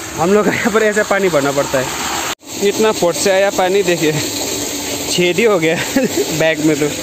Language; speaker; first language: Hindi; non-native, local second language; Nepali